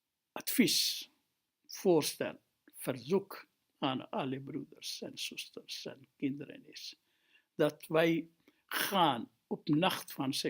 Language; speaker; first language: Dutch; non-native, fluent; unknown